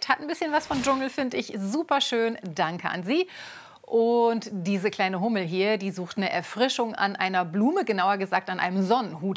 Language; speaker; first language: German; native; German